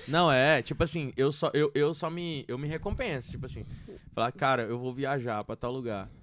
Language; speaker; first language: Portuguese; native; Portuguese